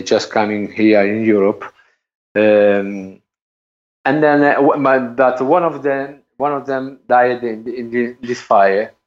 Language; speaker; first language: English; non-native, learner; Italian